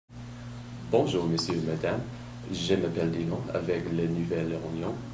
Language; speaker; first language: French; non-native, learner; English